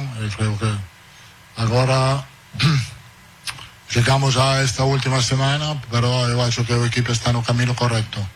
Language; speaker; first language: Portuguese; non-native, fluent; Italian